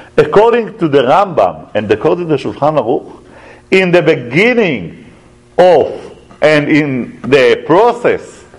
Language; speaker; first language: English; non-native, fluent; Hebrew